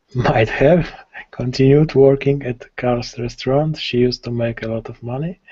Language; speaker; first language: English; non-native, learner; Polish